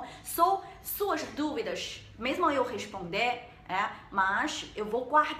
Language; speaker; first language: Portuguese; non-native, learner; Chinese